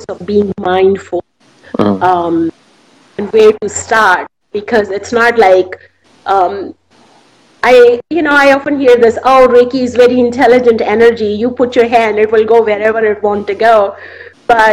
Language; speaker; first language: English; non-native, local second language; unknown